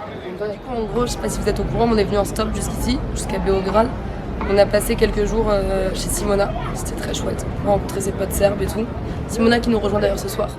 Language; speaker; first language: French; native; French